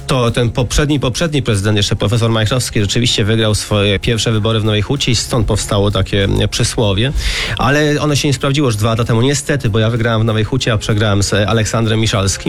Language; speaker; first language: Polish; native; Polish